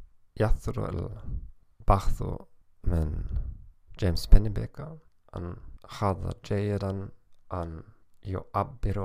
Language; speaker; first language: Arabic; non-native, learner; German